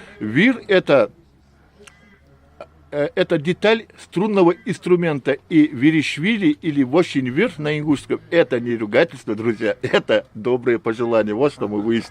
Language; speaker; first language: Russian; non-native, local second language; Ingush